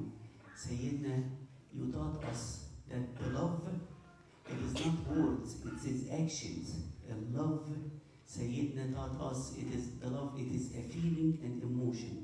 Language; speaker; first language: English; non-native, fluent; Arabic